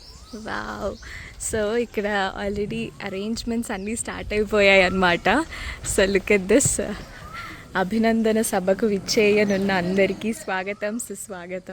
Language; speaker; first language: Telugu; native; Telugu